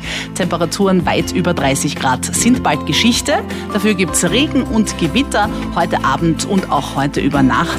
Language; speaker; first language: German; native; German